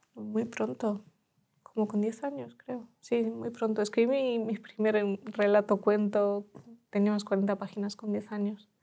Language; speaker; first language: Spanish; early bilingual, other home language; Russian